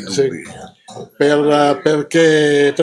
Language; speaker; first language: Italian; native; Italian